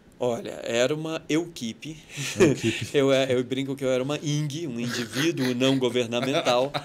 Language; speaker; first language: Portuguese; native; Portuguese